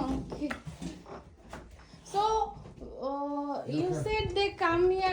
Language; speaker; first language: English; non-native, fluent; Bangla